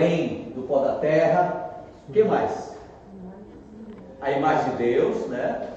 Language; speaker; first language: Portuguese; native; Portuguese